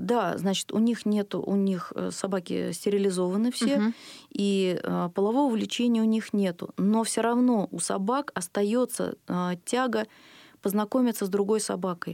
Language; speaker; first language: Russian; native; Russian